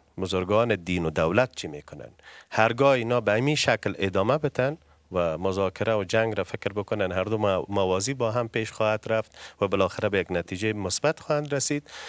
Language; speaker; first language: Persian; native; Persian